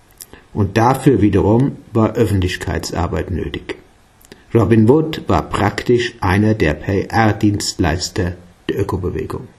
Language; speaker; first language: German; native; German